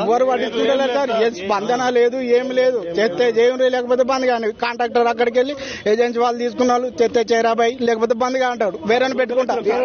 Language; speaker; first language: Telugu; native; Telugu